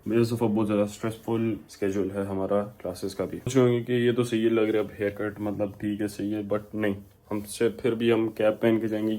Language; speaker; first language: Urdu; native; Urdu